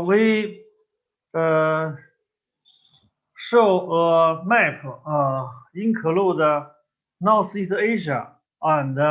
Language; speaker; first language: English; non-native, learner; Chinese